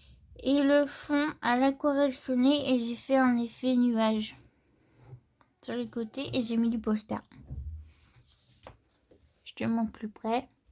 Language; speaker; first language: French; native; French